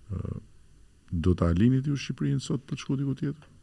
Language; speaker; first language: Albanian; native; Albanian